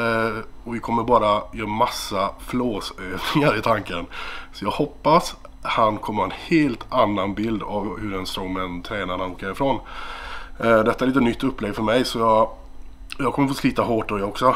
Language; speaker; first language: Swedish; native; Swedish